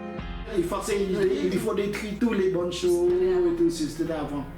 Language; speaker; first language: French; non-native, learner; Khmer